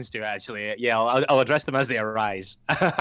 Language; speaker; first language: English; native; English